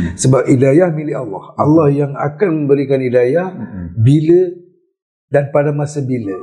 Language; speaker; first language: Malay; non-native, local second language; Tamil